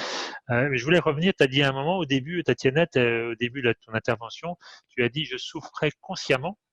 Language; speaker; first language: French; native; French